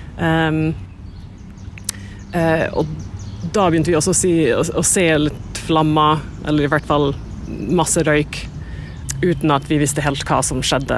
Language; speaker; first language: Norwegian; non-native, fluent; English